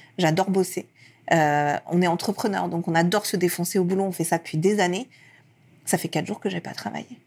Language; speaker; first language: French; early bilingual, other home language; Persian